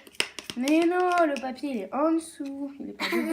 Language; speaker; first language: French; native; French